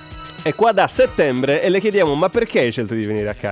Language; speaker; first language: Italian; native; Italian